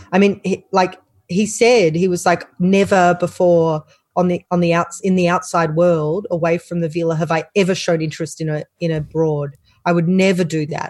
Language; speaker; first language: English; native; English